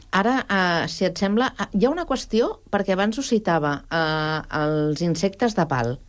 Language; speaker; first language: Catalan; native; Catalan